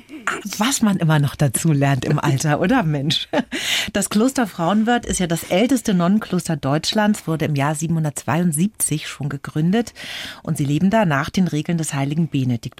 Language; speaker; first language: German; native; German